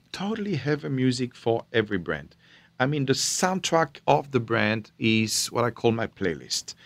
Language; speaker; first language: English; non-native, fluent; French